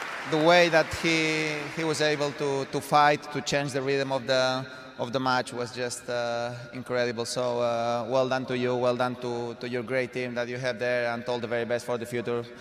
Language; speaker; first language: English; non-native, fluent; Spanish